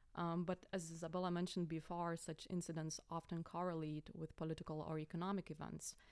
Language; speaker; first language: English; non-native, fluent; Lithuanian